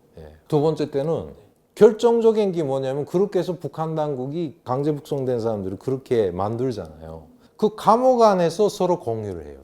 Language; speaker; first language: Korean; native; Korean